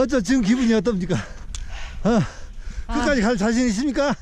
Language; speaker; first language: Korean; native; Korean